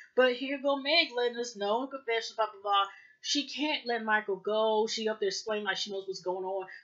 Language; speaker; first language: English; native; English